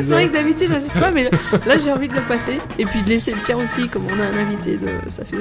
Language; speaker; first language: French; native; French